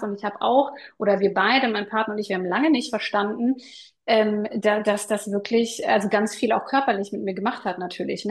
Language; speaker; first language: German; native; German